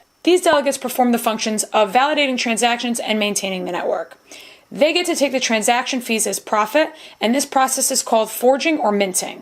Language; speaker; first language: English; native; English